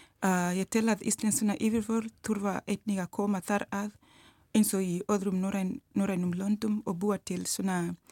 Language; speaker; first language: Icelandic; non-native, learner; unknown